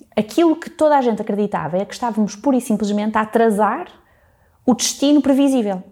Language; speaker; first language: Portuguese; native; Portuguese